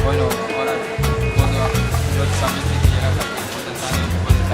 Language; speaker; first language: Spanish; non-native, learner; Punjabi